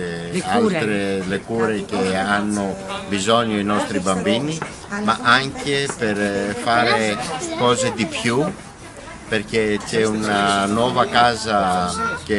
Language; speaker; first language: Italian; non-native, learner; Greek